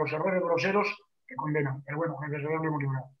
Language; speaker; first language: Spanish; native; Spanish